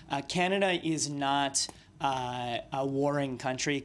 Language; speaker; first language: English; native; English